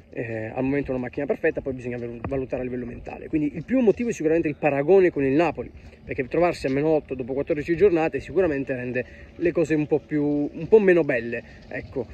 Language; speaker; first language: Italian; native; Italian